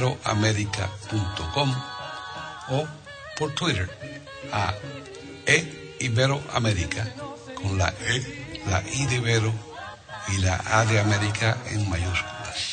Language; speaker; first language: Spanish; native; Spanish